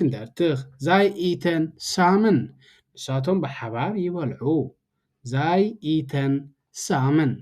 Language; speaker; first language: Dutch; non-native, learner; Tigrinya